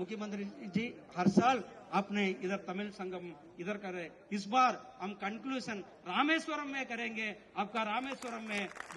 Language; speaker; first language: Hindi; non-native, local second language; Tamil